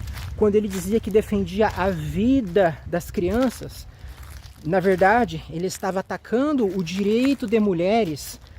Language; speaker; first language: Portuguese; native; Portuguese